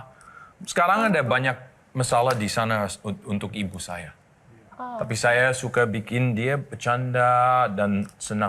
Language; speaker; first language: Indonesian; non-native, learner; English